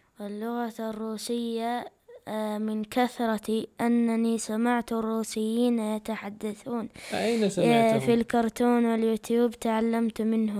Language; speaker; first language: Arabic; early bilingual, other home language; Chechen